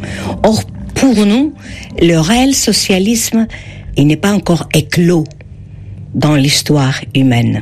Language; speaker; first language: French; non-native, fluent; Greek